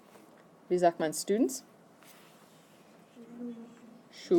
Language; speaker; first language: German; non-native, fluent; English